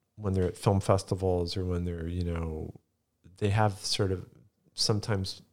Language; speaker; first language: English; early bilingual, other home language; Italian